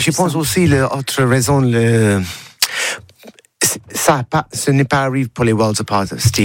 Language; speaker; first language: French; non-native, learner; English